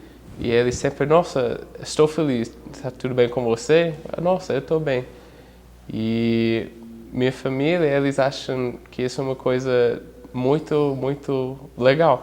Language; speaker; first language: Portuguese; non-native, fluent; English